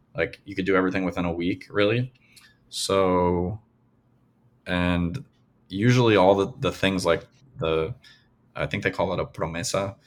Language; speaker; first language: English; native; English